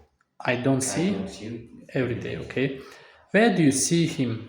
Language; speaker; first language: English; non-native, fluent; Tajik